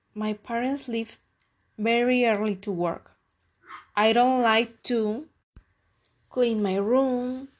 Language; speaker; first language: English; non-native, learner; Spanish